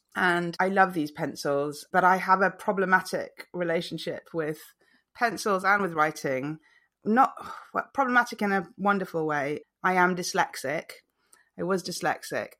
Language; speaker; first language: English; native; English